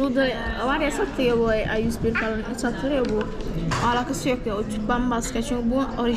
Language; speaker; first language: Turkish; non-native, learner; Indonesian